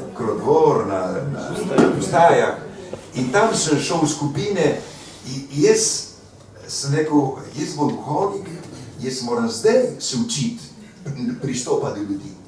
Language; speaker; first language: Slovenian; early bilingual, heritage; Slovenian